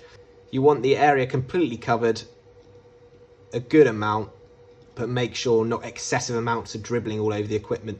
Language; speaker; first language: English; native; English